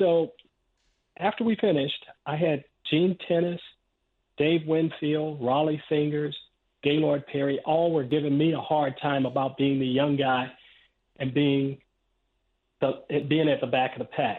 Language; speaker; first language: English; native; English